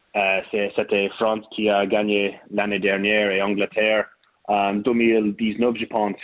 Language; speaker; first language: French; non-native, learner; English